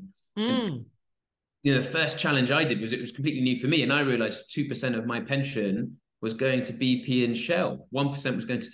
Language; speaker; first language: English; native; English